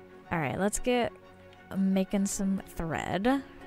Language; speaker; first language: English; native; English